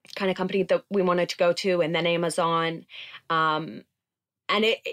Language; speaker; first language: English; native; English